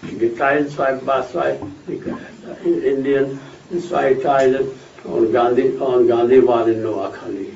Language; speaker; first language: German; non-native, fluent; Hindi